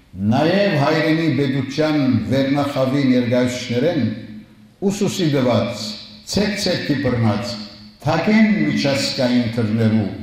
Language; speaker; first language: Armenian; early bilingual, heritage; Armenian